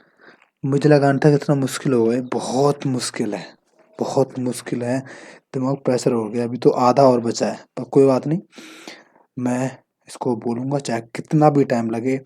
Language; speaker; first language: Hindi; native; Hindi